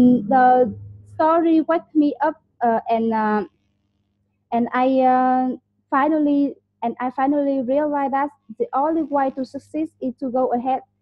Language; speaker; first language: English; non-native, learner; Vietnamese